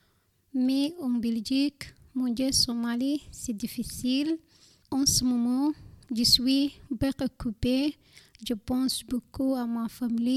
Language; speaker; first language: French; non-native, learner; Somali